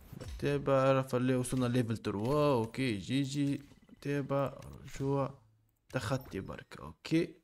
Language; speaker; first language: Arabic; native; Arabic